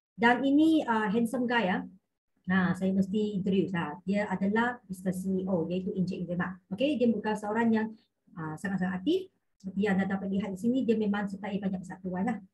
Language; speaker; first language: Malay; non-native, local second language; Cantonese